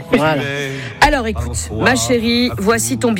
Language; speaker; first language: French; native; French